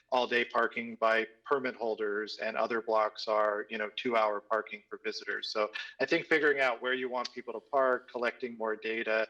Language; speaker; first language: English; native; English